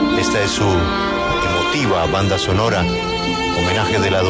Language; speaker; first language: Spanish; native; Spanish